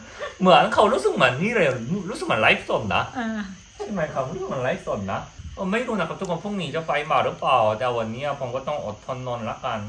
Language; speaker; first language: Thai; non-native, fluent; Korean